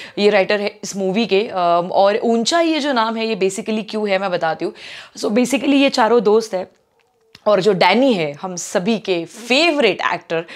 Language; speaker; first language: Hindi; non-native, local second language; Marathi